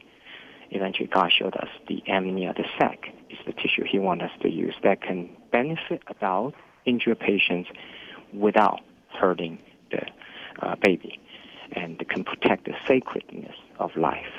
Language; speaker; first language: English; non-native, fluent; Chinese